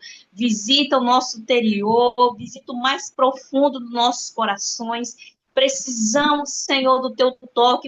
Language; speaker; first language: Portuguese; native; Portuguese